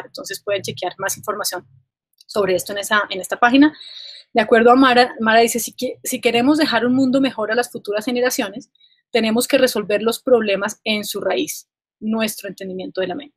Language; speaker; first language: Spanish; native; Spanish